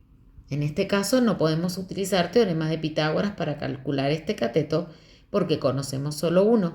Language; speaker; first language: Spanish; native; Spanish